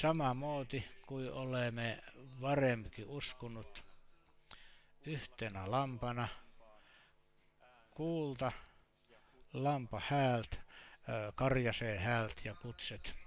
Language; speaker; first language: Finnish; non-native, learner; Estonian